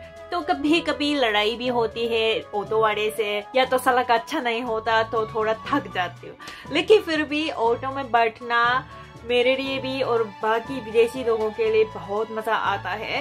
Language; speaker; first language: Hindi; non-native, fluent; Japanese